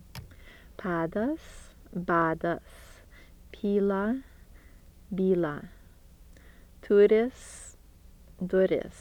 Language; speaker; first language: Lithuanian; early bilingual, heritage; Lithuanian